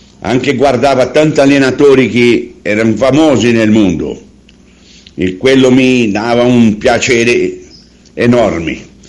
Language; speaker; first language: Italian; non-native, learner; Portuguese